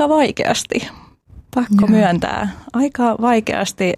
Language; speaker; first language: Finnish; early bilingual, other home language; Albanian